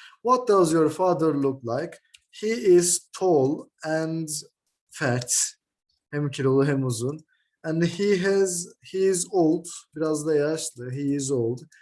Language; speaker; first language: English; non-native, fluent; Turkish